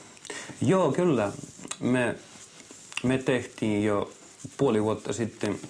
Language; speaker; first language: Finnish; non-native, fluent; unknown